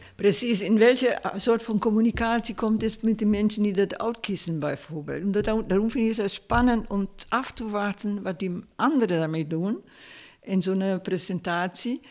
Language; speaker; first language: Dutch; non-native, fluent; Spanish